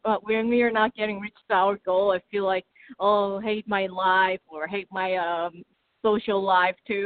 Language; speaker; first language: English; non-native, fluent; Korean